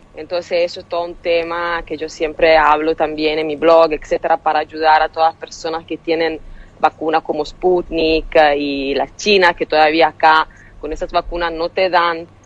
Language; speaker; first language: Spanish; non-native, fluent; Italian